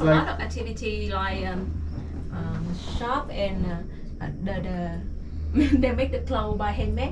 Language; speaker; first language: English; non-native, learner; Vietnamese